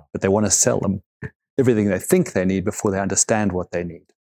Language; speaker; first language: English; native; English